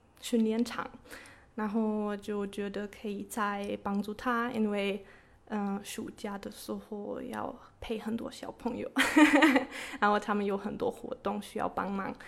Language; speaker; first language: Chinese; non-native, fluent; German